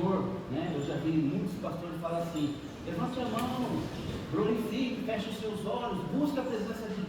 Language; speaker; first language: Portuguese; native; Portuguese